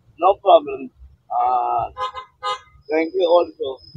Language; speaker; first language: English; non-native, local second language; Filipino